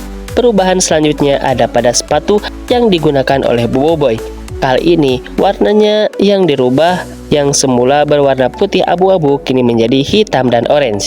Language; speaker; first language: Indonesian; native; Indonesian